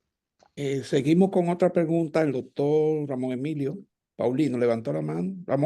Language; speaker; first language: Spanish; native; Spanish